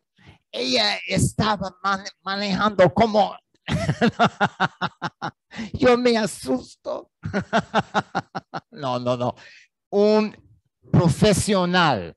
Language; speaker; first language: Spanish; non-native, learner; English